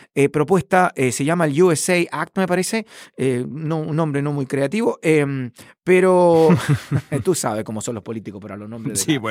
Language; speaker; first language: Spanish; native; Spanish